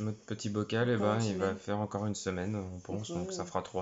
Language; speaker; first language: French; native; French